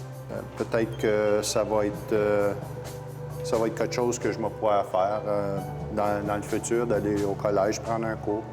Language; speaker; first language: French; native; French